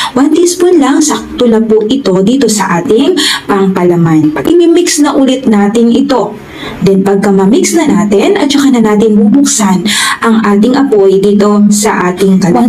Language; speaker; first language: Filipino; non-native, local second language; Waray